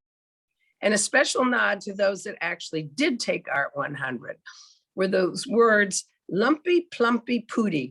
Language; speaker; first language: English; native; English